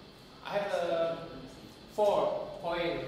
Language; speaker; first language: English; non-native, learner; Indonesian